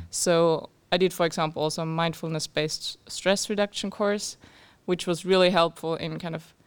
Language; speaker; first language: English; non-native, fluent; German